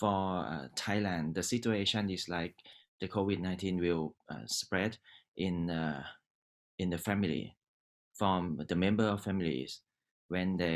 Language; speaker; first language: English; non-native, learner; Thai